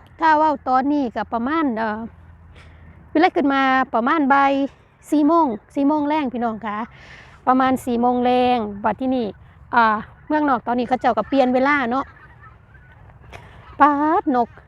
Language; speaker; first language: Thai; non-native, local second language; Lao